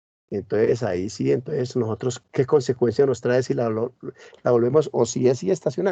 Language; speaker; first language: Spanish; native; Spanish